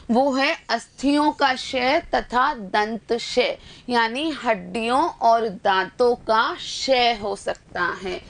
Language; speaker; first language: Hindi; native; Hindi